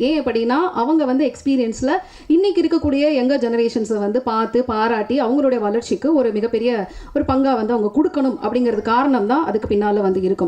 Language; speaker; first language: Tamil; native; Tamil